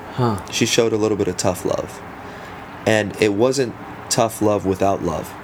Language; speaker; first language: English; early bilingual, other home language; Afrikaans